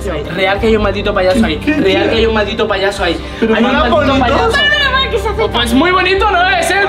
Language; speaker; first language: Spanish; native; Spanish